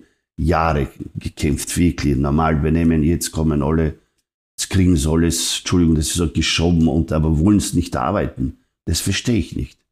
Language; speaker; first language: German; non-native, fluent; Serbian